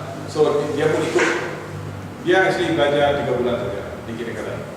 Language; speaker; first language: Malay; non-native, local second language; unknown